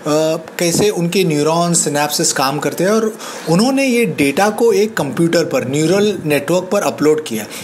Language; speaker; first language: Hindi; native; Hindi